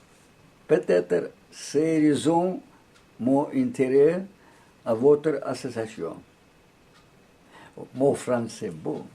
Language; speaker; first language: French; non-native, learner; Russian